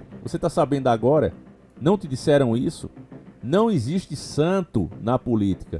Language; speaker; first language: Portuguese; native; Portuguese